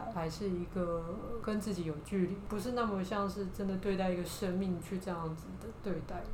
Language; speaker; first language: Chinese; native; Chinese